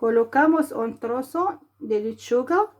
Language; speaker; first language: Spanish; non-native, fluent; Arabic